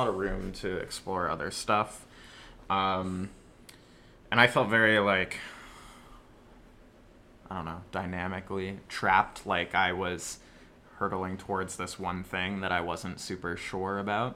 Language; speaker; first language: English; native; English